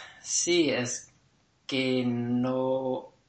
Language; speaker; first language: Spanish; non-native, learner; English